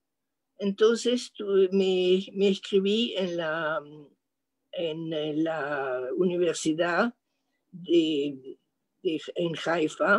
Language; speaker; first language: Spanish; non-native, fluent; French